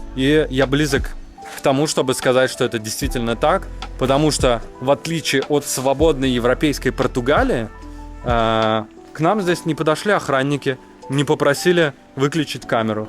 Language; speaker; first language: Russian; native; Russian